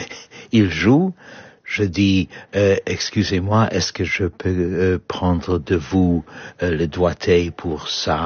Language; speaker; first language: French; non-native, fluent; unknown